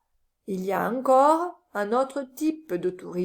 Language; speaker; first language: French; non-native, learner; Italian